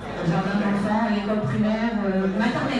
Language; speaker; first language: French; native; French